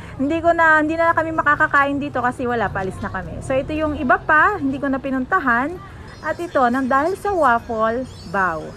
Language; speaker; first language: Filipino; native; Filipino